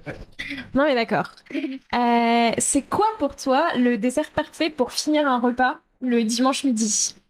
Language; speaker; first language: French; native; French